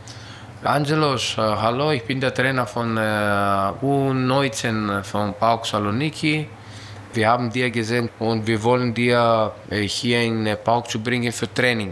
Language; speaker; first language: German; non-native, learner; Greek